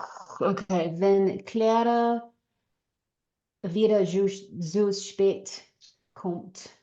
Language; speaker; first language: German; non-native, learner; English